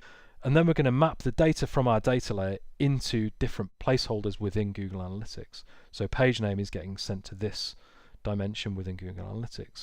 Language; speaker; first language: English; native; English